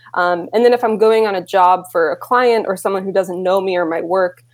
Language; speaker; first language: English; native; English